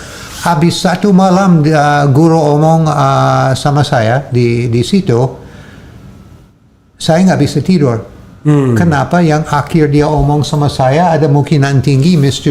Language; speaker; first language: Indonesian; non-native, fluent; English